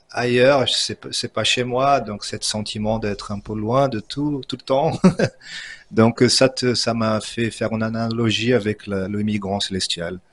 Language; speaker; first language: French; non-native, fluent; Portuguese